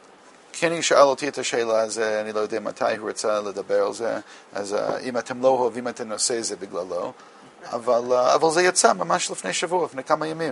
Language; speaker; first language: Hebrew; non-native, fluent; English